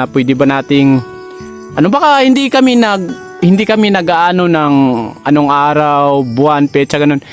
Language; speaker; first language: Filipino; non-native, local second language; Cebuano